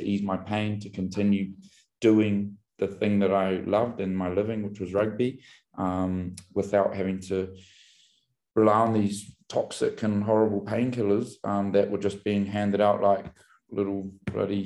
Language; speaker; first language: English; native; English